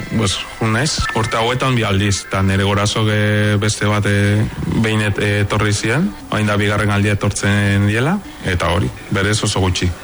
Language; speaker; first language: Basque; non-native, fluent; Spanish